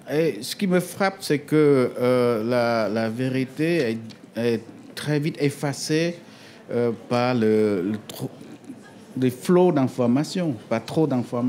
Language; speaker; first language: French; non-native, fluent; Khmer